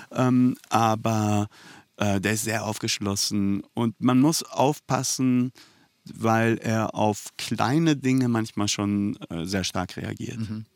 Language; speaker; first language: German; early bilingual, other home language; Persian